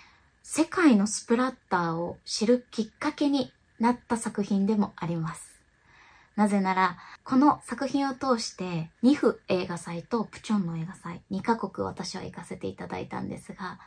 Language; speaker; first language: Japanese; native; Japanese